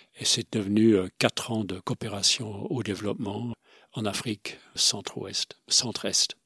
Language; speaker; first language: French; non-native, local second language; Swiss German